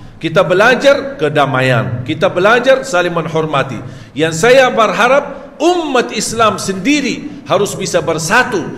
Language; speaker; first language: Malay; non-native, fluent; Arabic